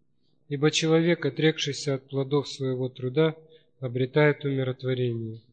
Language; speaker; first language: Russian; native; Russian